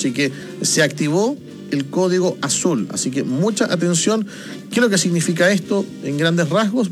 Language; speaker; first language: Spanish; native; Spanish